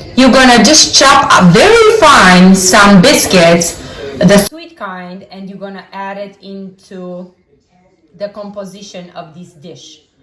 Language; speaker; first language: English; non-native, fluent; Romanian